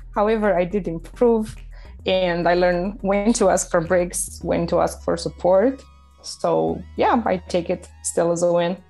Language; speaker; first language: English; non-native, fluent; Romanian